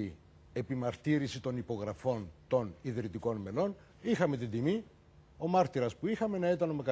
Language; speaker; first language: Greek; native; Greek